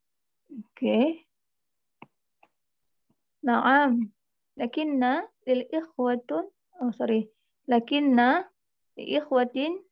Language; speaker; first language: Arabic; non-native, learner; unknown